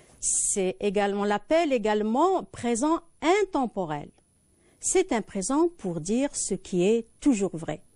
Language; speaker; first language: French; non-native, local second language; Arabic